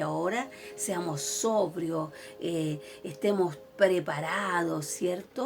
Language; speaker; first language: Spanish; native; Spanish